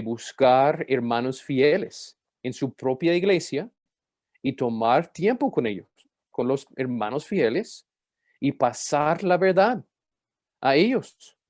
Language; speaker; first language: Spanish; non-native, fluent; English